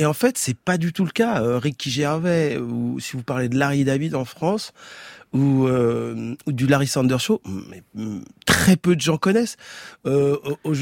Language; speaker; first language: French; native; French